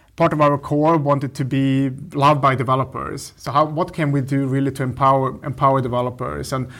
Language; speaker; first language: English; non-native, fluent; Swedish